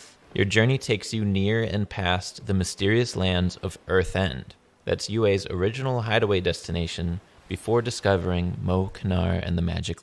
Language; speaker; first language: English; native; English